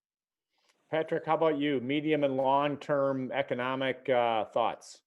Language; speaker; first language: English; native; English